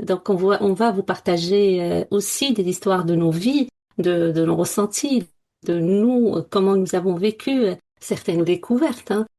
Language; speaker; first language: French; non-native, local second language; Arabic